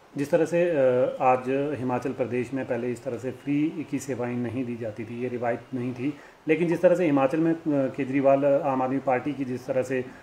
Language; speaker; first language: Hindi; native; Hindi